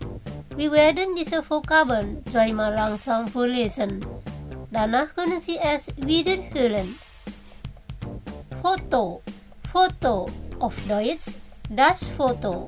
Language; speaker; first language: German; non-native, fluent; Indonesian